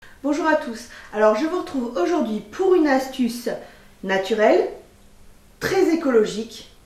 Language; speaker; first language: French; native; French